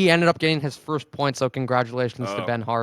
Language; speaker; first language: English; native; English